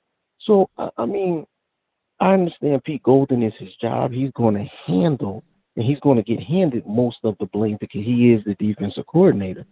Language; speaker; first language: English; native; English